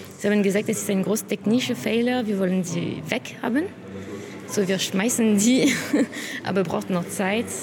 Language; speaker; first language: German; non-native, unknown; French